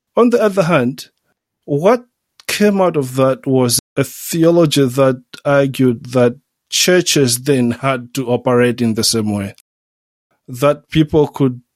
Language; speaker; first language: English; non-native, local second language; Nyanja